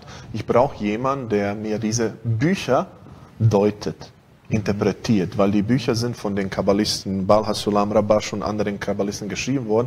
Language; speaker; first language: German; non-native, fluent; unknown